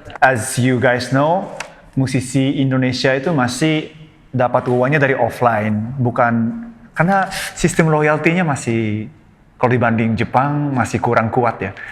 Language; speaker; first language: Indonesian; non-native, fluent; Japanese